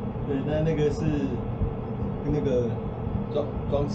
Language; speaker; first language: Chinese; native; Chinese